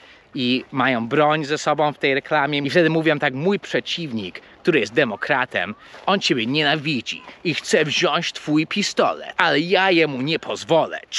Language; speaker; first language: Polish; non-native, fluent; English